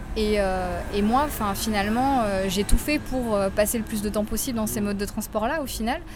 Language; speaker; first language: French; native; French